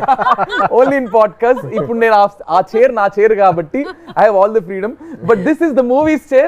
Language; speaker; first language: Telugu; native; Telugu